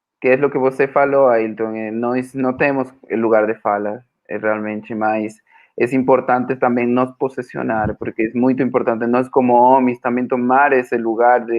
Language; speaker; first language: Portuguese; non-native, fluent; Spanish